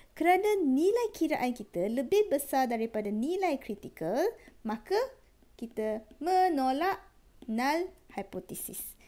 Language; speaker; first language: Malay; non-native, local second language; Chinese